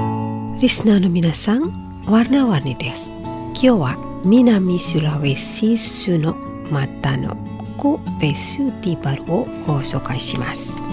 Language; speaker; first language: Japanese; non-native, learner; Indonesian